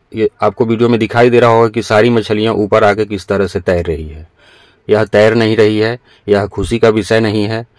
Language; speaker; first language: Hindi; native; Hindi